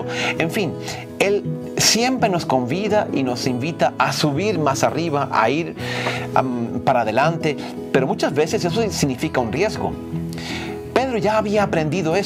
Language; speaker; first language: Spanish; non-native, fluent; Portuguese